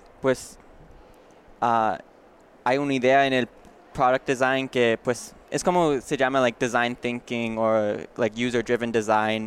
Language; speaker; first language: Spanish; non-native, learner; English